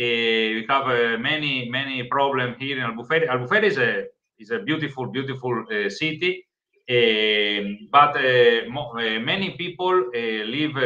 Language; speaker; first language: English; non-native, learner; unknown